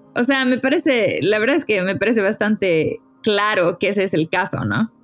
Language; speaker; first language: Spanish; native; Spanish